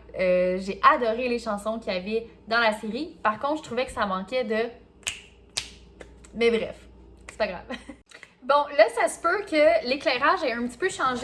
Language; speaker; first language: French; native; French